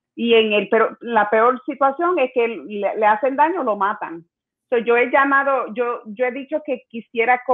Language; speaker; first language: Spanish; early bilingual, heritage; Spanish